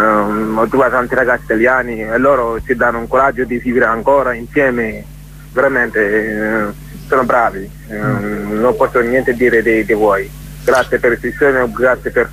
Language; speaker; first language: Italian; non-native, fluent; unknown